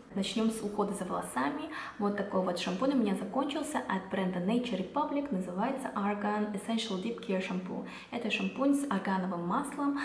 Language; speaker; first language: Russian; non-native, fluent; Korean